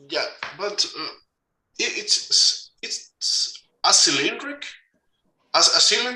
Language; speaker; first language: English; non-native, fluent; Spanish